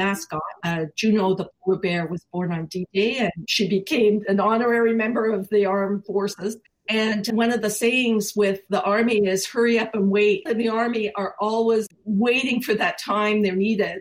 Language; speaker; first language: English; native; English